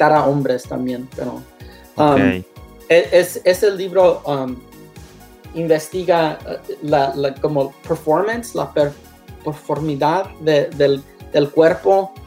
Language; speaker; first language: Spanish; non-native, learner; English